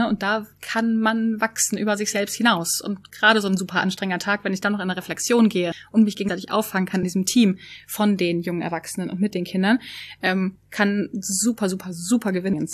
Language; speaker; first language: German; native; German